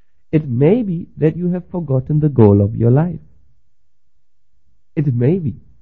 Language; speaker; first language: English; non-native, fluent; German